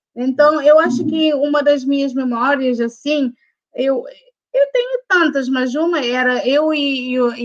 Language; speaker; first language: Portuguese; non-native, local second language; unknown